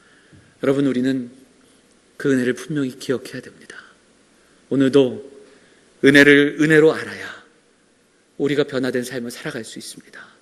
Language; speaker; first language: Korean; native; Korean